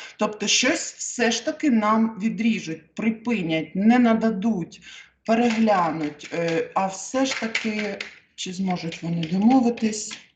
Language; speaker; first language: Ukrainian; native; Ukrainian